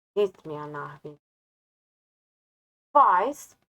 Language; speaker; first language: German; non-native, learner; Ukrainian